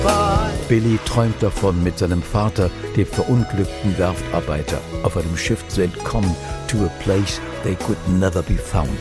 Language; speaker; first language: German; native; German